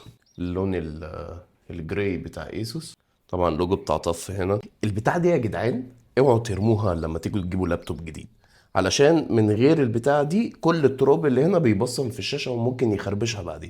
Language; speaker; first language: Arabic; native; Arabic